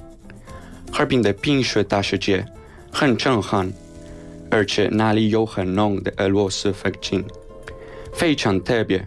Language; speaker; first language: Chinese; non-native, fluent; Spanish